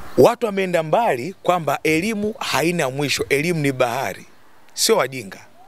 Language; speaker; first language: Swahili; native; Swahili